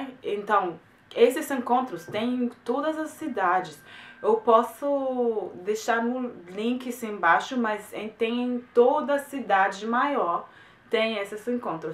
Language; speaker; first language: Portuguese; non-native, fluent; German